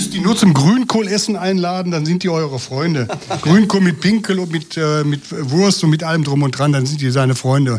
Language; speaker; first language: German; native; German